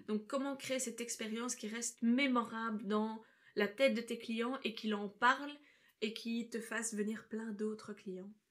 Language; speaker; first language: French; native; French